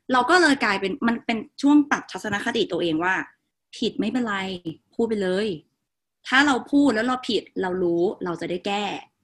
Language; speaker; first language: Thai; non-native, local second language; Northeastern Thai